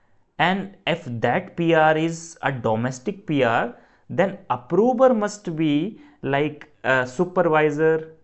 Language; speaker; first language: English; non-native, local second language; Hindi